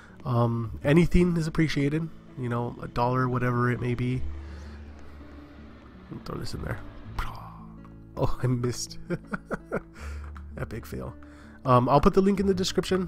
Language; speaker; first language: English; native; English